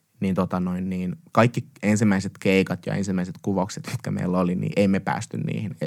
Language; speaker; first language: Finnish; early bilingual, other home language; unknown